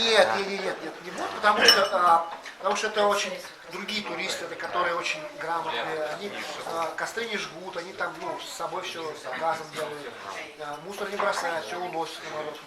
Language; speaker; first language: Russian; non-native, local second language; Bashkir